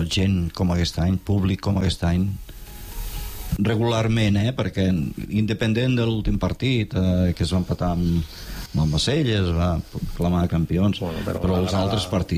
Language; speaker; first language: Catalan; native; Catalan